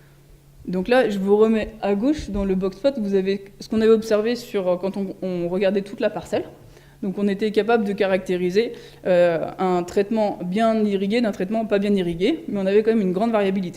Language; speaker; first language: French; native; French